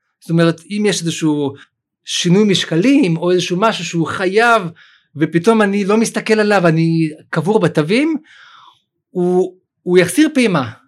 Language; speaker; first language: Hebrew; early bilingual, other home language; Russian